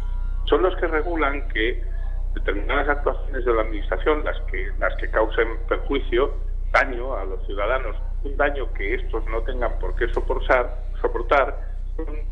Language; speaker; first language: Spanish; native; Spanish